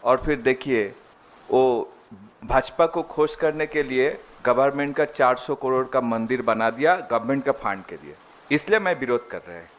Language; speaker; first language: Hindi; non-native, local second language; Bangla